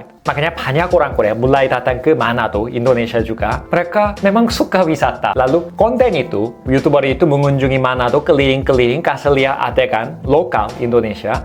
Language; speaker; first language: Indonesian; non-native, fluent; Korean